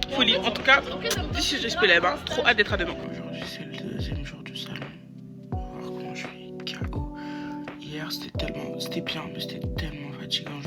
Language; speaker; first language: French; native; French